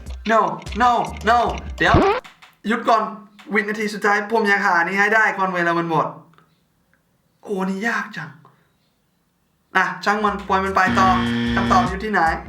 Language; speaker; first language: Thai; non-native, fluent; English